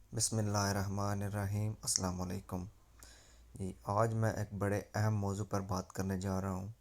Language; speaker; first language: Urdu; non-native, local second language; Punjabi